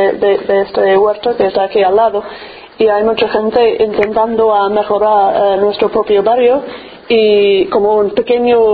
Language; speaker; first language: Spanish; non-native, fluent; English